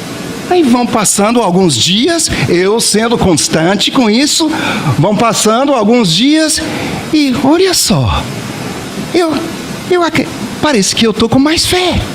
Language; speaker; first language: Portuguese; non-native, fluent; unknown